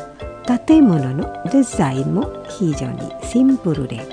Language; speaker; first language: Japanese; non-native, fluent; Indonesian